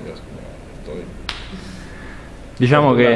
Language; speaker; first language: Italian; non-native, learner; Spanish